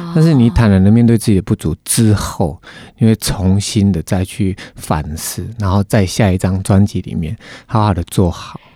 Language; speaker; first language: Chinese; non-native, local second language; Min Nan Chinese